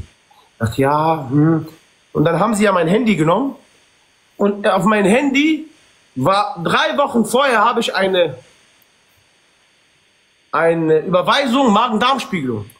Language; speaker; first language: German; early bilingual, other home language; Arabic